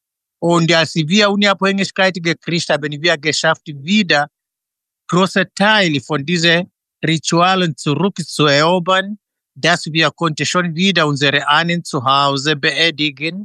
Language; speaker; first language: German; non-native, fluent; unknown